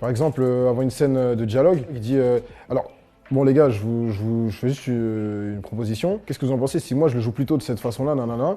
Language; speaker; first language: French; native; French